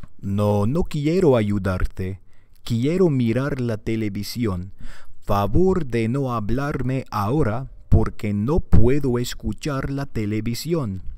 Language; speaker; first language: Spanish; non-native, learner; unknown